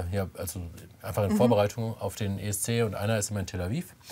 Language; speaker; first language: German; native; German